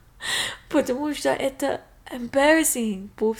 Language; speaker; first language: Russian; non-native, learner; English